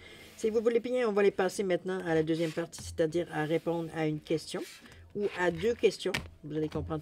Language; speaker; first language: French; native; French